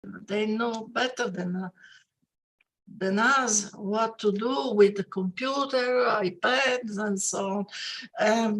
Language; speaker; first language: English; non-native, fluent; Italian